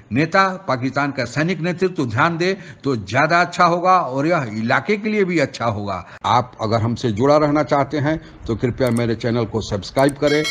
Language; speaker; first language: Hindi; native; Hindi